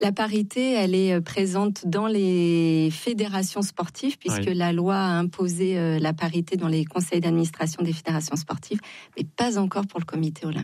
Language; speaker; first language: French; native; French